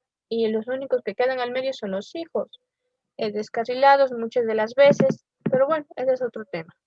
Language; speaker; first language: Spanish; native; Spanish